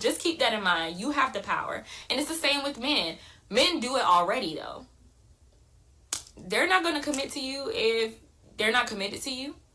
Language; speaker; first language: English; native; English